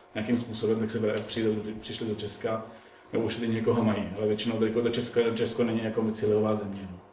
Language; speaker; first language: Czech; non-native, fluent; Arabic